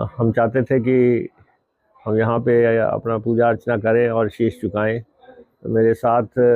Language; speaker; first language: Hindi; native; Hindi